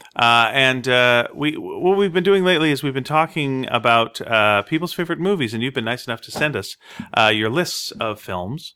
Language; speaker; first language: English; native; English